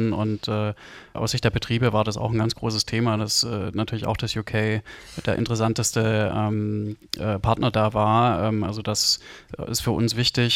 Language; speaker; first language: German; native; German